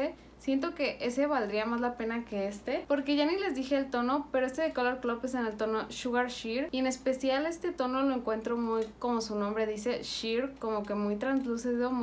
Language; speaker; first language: Spanish; native; Spanish